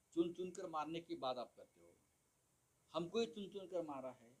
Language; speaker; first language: Hindi; non-native, local second language; Marathi